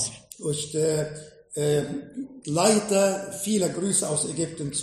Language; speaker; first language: German; non-native, fluent; Arabic